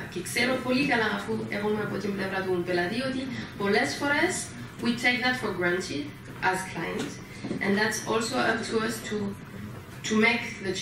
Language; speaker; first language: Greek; non-native, fluent; French